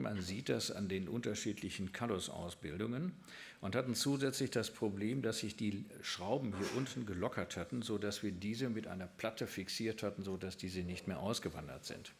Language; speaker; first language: German; native; German